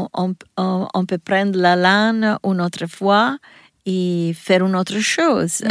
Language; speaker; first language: French; non-native, learner; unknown